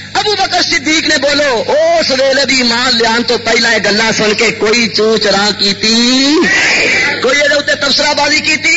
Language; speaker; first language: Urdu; non-native, local second language; Punjabi